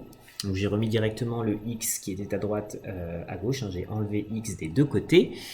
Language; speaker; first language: French; native; French